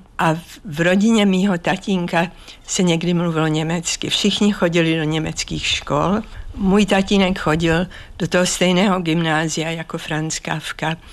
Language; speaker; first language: Czech; native; Czech